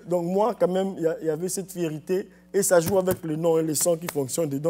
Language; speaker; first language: French; non-native, local second language; Lingala